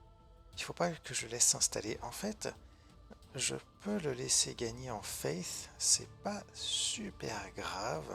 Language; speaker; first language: French; native; French